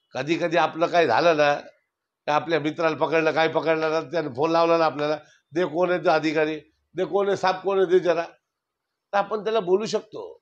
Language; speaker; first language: Marathi; non-native, local second language; Urdu